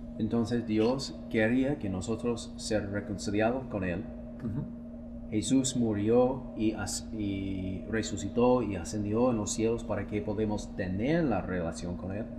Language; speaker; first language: Spanish; non-native, fluent; English